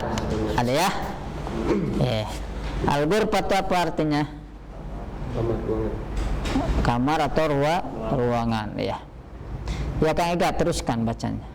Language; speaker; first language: Indonesian; native; Indonesian